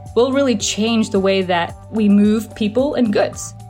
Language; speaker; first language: English; native; English